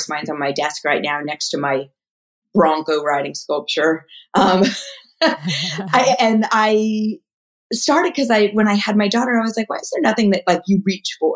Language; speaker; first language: English; native; English